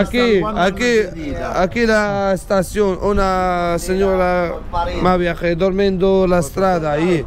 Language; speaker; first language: Italian; non-native, learner; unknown